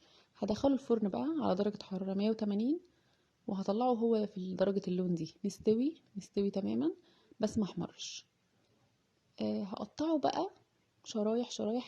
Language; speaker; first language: Arabic; native; Arabic